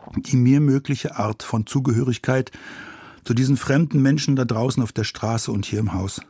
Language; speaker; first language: German; native; German